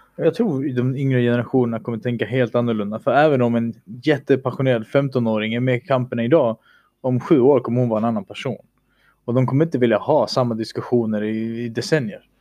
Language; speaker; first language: Swedish; early bilingual, other home language; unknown